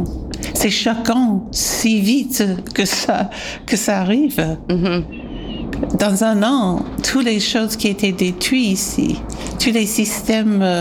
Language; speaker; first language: French; non-native, fluent; English